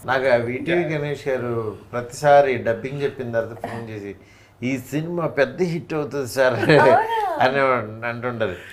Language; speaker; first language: Telugu; native; Telugu